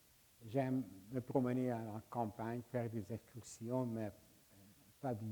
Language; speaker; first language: French; non-native, fluent; Hungarian